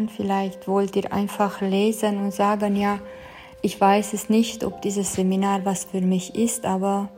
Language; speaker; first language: German; non-native, fluent; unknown